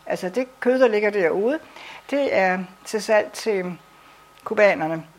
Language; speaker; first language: Danish; native; Danish